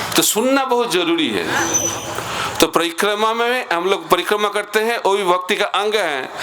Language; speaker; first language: Hindi; non-native, local second language; Bangla